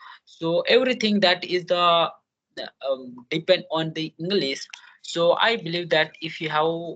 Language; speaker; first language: English; non-native, learner; Hindi